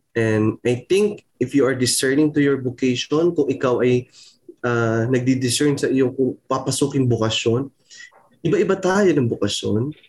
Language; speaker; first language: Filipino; non-native, local second language; Pampanga